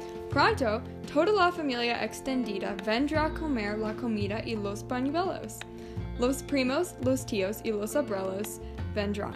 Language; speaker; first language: Spanish; non-native, learner; English